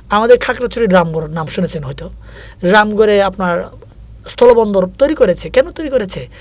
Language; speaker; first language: Bangla; non-native, local second language; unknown